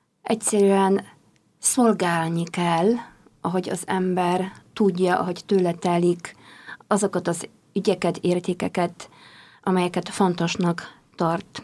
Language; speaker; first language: Hungarian; non-native, fluent; Polish